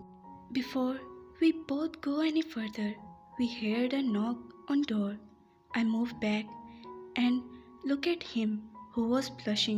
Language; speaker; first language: English; non-native, local second language; Urdu